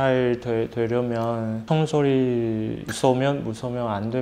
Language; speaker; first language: Korean; non-native, fluent; Chinese